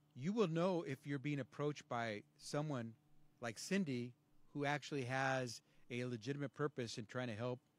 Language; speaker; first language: English; early bilingual, other home language; Spanish